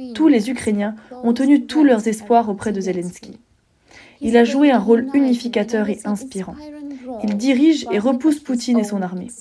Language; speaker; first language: French; non-native, fluent; Ukrainian